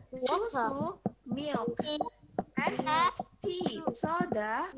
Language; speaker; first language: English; non-native, fluent; Indonesian